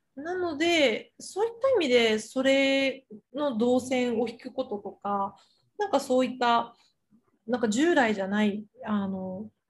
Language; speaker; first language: Japanese; early bilingual, other home language; Chinese